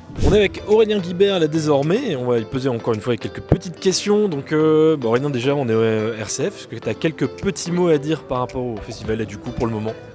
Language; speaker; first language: French; native; French